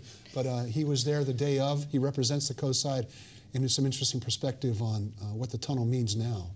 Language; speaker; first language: English; native; English